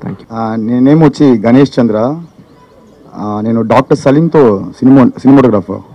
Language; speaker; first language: Telugu; non-native, learner; Tamil